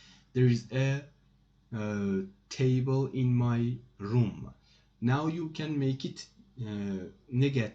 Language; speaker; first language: English; non-native, fluent; Persian